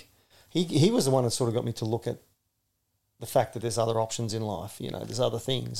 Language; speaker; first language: English; native; English